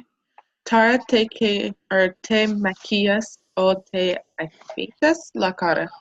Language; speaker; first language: Spanish; non-native, learner; English